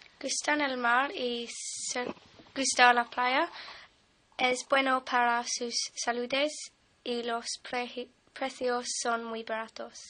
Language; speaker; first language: Spanish; non-native, learner; English